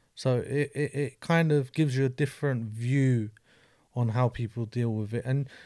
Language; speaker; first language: English; native; English